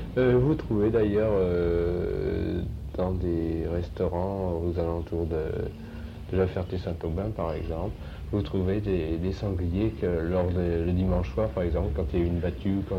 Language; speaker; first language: French; native; French